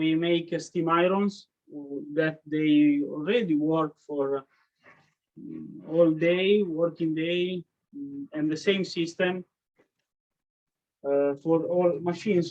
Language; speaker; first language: English; non-native, learner; Italian